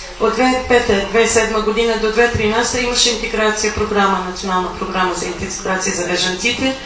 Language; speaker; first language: Bulgarian; non-native, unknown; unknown